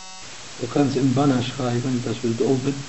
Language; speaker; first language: German; non-native, fluent; Arabic